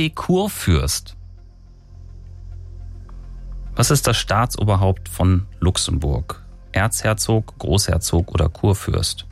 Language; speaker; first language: German; native; German